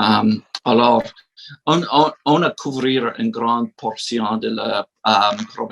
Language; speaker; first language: French; non-native, learner; English